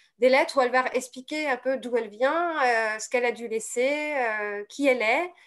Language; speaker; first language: French; native; French